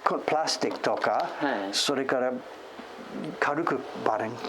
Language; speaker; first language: Japanese; non-native, fluent; English